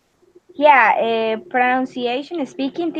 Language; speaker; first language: English; non-native, learner; Spanish